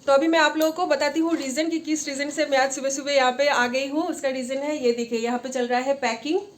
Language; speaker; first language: Hindi; non-native, local second language; Bangla